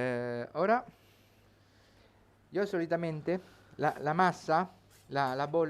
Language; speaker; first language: Spanish; non-native, learner; Italian